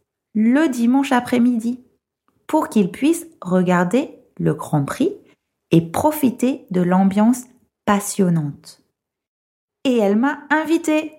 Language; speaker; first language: French; non-native, fluent; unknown